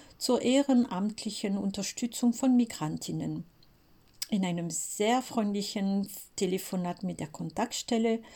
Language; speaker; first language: German; non-native, fluent; French